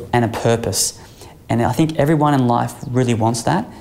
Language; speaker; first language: English; native; English